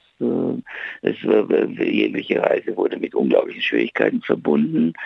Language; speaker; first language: German; non-native, fluent; Bulgarian